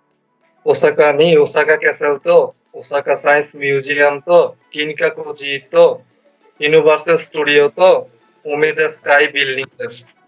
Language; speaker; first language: Japanese; non-native, learner; Bangla